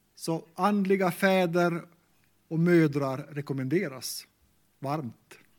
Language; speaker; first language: Swedish; native; Swedish